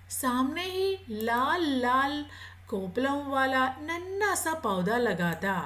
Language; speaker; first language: Hindi; non-native, local second language; Malayalam